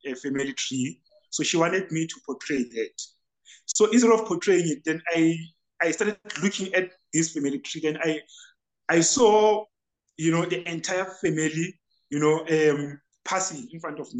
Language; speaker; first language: English; non-native, local second language; Southern Sotho